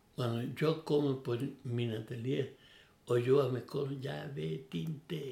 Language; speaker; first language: Swedish; non-native, learner; Spanish